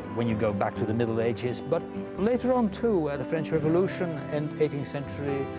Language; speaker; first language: English; non-native, fluent; Dutch